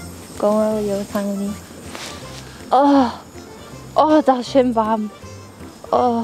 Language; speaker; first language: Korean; non-native, learner; German